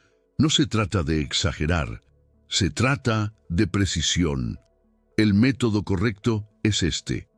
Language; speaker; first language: Spanish; native; Spanish